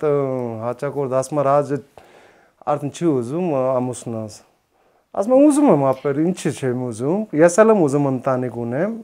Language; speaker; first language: Armenian; non-native, learner; Hindi